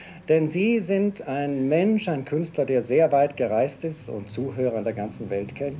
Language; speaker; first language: German; native; German